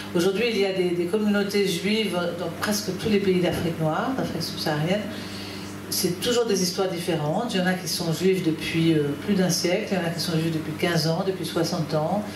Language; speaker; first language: French; native; French